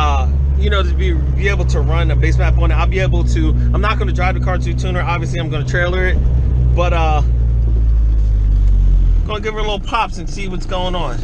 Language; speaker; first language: English; native; English